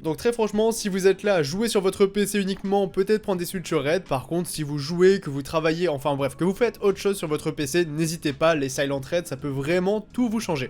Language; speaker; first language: French; native; French